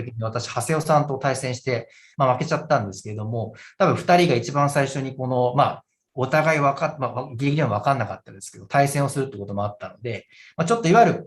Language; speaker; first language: Japanese; native; Japanese